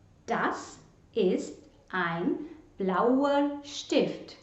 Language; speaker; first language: German; non-native, fluent; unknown